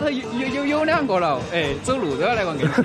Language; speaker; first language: Chinese; native; Chinese